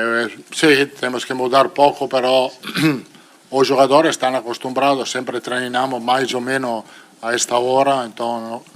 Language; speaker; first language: Portuguese; non-native, fluent; Italian